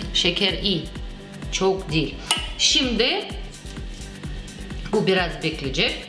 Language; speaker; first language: Turkish; non-native, learner; Russian